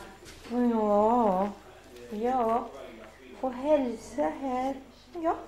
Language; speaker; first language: Swedish; non-native, learner; Spanish